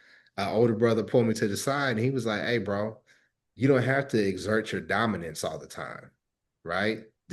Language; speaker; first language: English; native; English